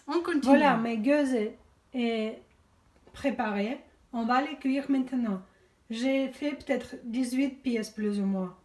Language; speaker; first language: French; non-native, fluent; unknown